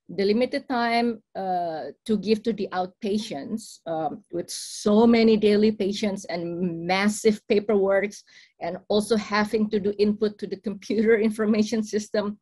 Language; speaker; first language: English; non-native, fluent; Indonesian